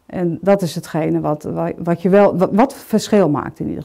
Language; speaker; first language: Dutch; native; Dutch